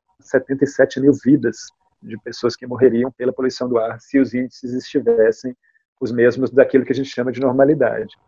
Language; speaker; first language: Portuguese; native; Portuguese